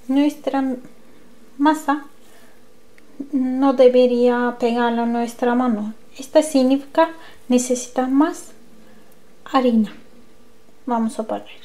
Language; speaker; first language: Spanish; non-native, learner; Turkish